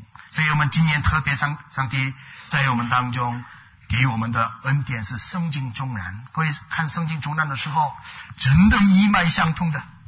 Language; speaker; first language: Chinese; non-native, fluent; Korean